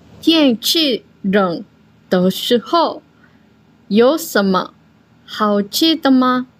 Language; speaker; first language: Chinese; non-native, learner; Korean